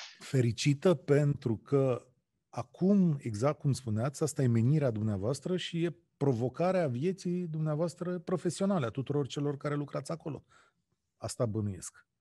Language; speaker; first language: Romanian; native; Romanian